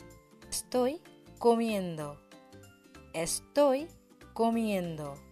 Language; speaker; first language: Spanish; non-native, fluent; Bangla